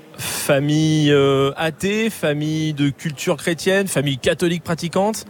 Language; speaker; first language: French; native; French